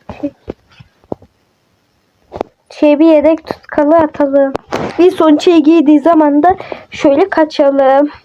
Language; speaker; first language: Turkish; native; Turkish